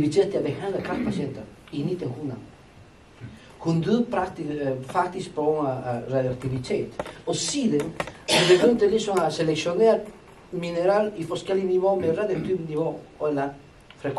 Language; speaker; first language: Danish; non-native, fluent; Spanish